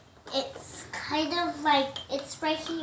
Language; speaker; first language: English; native; English